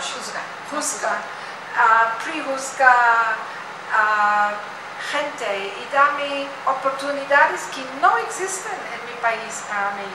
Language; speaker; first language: Spanish; non-native, learner; English